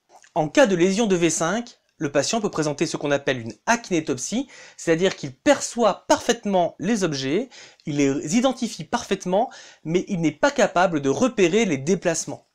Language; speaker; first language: French; native; French